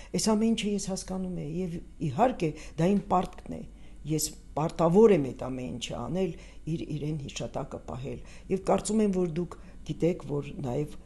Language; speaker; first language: Armenian; native; Armenian